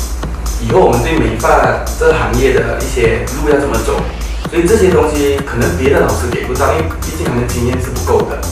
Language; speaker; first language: Chinese; native; Chinese